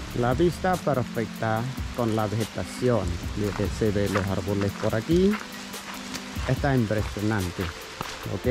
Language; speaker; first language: Spanish; non-native, learner; Khmer